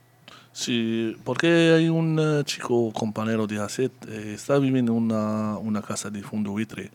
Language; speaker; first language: Spanish; non-native, learner; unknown